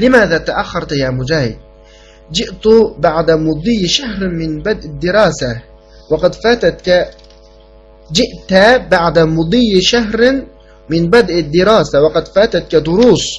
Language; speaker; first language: Arabic; non-native, fluent; Uyghur